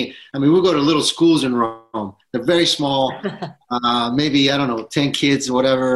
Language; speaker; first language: English; non-native, fluent; Italian